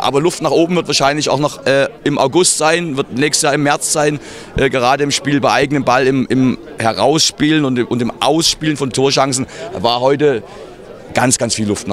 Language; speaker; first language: German; native; German